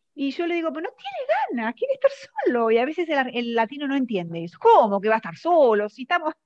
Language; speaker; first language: Spanish; native; Spanish